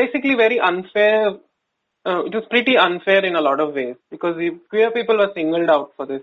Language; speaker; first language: English; non-native, local second language; Kannada